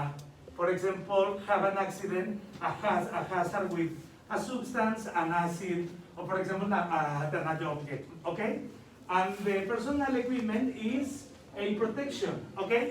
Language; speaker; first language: English; non-native, learner; Spanish